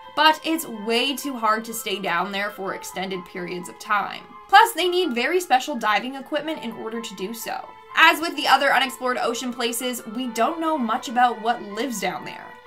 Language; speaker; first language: English; native; English